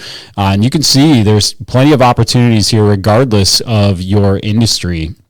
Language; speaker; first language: English; native; English